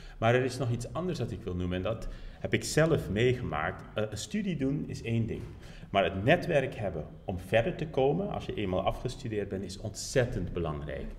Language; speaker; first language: Dutch; native; Dutch